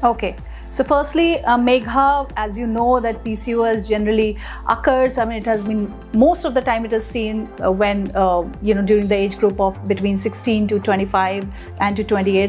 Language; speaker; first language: English; non-native, local second language; Hindi